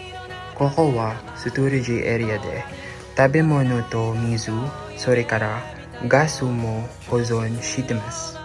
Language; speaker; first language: Japanese; non-native, learner; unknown